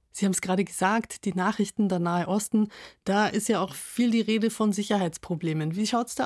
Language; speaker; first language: German; native; German